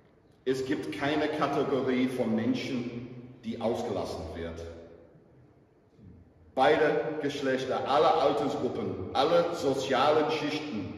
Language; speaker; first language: German; non-native, fluent; English